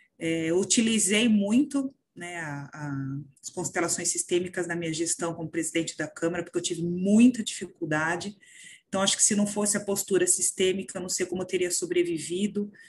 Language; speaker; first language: Portuguese; native; Portuguese